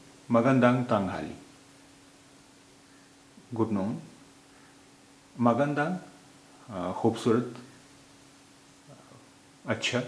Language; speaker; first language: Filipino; non-native, fluent; Hindi